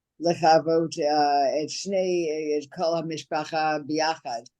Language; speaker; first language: Hebrew; non-native, learner; English